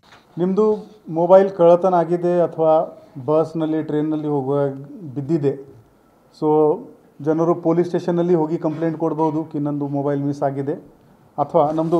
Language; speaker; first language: Kannada; non-native, local second language; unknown